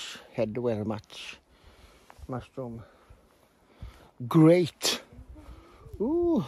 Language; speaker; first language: English; non-native, learner; Swedish